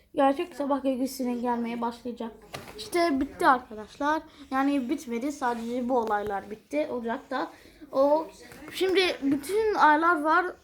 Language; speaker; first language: Turkish; non-native, fluent; Arabic